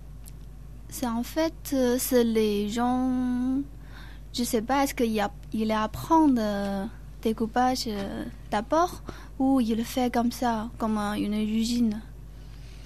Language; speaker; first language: French; non-native, learner; Chinese